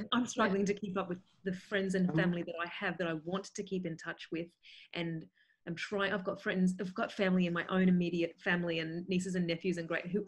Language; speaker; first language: English; native; English